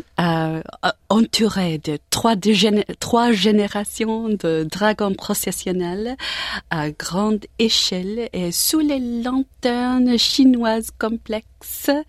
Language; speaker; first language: French; non-native, learner; English